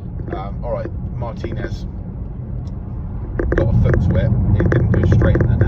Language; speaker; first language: English; native; English